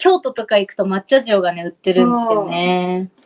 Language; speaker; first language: Japanese; native; Japanese